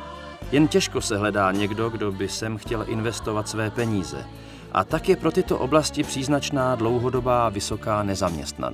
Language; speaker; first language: Czech; native; Czech